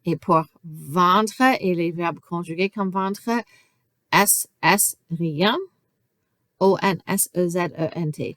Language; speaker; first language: French; non-native, fluent; English